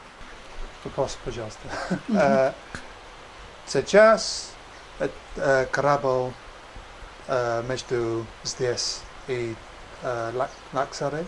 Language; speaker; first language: Russian; non-native, learner; English